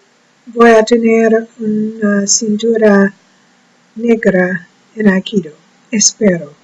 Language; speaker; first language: Spanish; non-native, learner; English